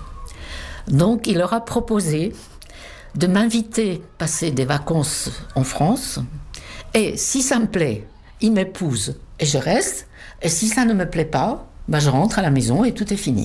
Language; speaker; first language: French; non-native, fluent; Czech